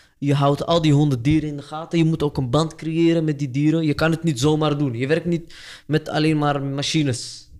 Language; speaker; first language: Dutch; early bilingual, other home language; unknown